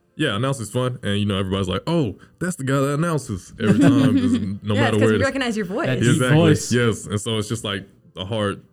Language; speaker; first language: English; native; English